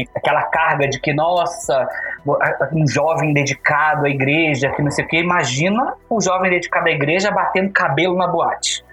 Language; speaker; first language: Portuguese; native; Portuguese